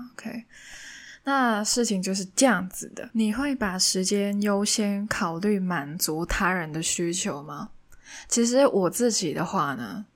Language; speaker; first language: Chinese; non-native, local second language; Cantonese